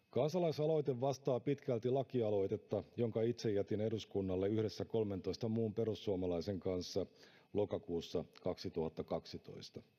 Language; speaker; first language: Finnish; native; Finnish